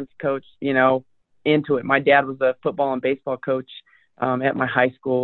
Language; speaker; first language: English; native; English